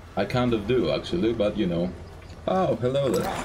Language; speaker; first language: English; non-native, fluent; Greek